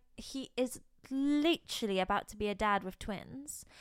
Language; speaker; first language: English; native; English